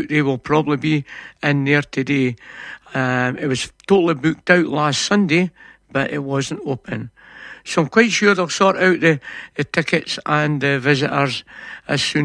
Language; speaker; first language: English; native; English